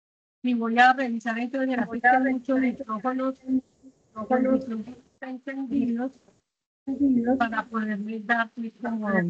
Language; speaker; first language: Spanish; native; Spanish